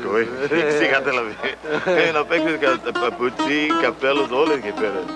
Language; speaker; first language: Greek; non-native, learner; English